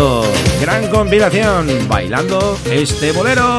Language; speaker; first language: Spanish; native; Spanish